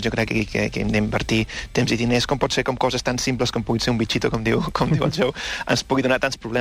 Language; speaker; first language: Catalan; native; Catalan